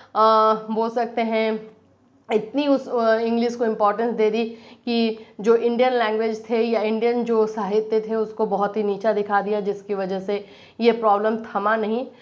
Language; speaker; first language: Hindi; native; Hindi